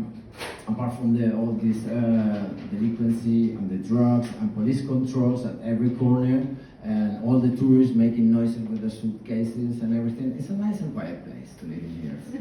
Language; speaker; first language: English; non-native, fluent; Spanish